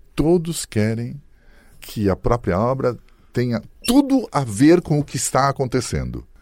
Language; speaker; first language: Portuguese; early bilingual, other home language; Italian